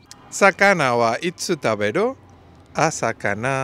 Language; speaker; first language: Japanese; non-native, learner; Spanish